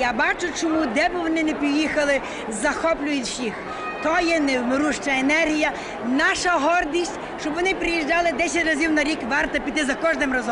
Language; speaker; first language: Ukrainian; early bilingual, heritage; Ukrainian